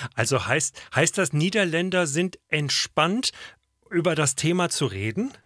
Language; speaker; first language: German; native; German